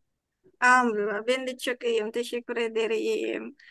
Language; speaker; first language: Turkish; non-native, learner; Indonesian